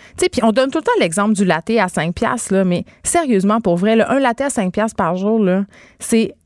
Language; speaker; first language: French; native; French